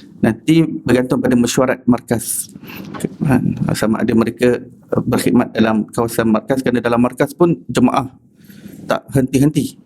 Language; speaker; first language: Malay; native; Malay